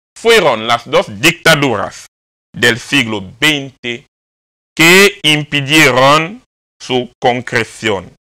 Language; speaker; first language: Spanish; non-native, fluent; French